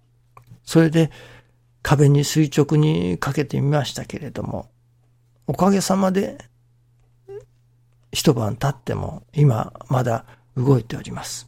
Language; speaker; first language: Japanese; native; Japanese